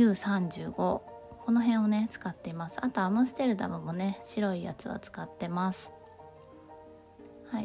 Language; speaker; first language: Japanese; native; Japanese